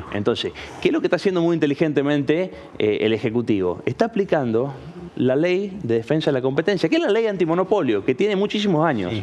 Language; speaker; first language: Spanish; native; Spanish